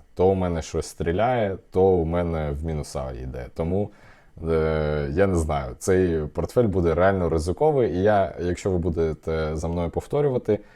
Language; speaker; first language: Ukrainian; non-native, local second language; Russian